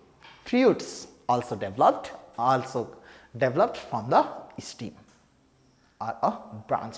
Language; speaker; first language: English; non-native, local second language; Nepali